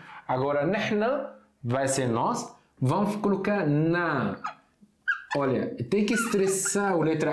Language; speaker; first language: Portuguese; non-native, fluent; Arabic